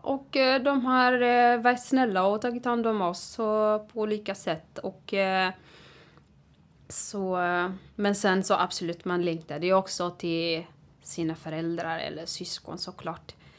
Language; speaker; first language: Swedish; non-native, fluent; Tigrinya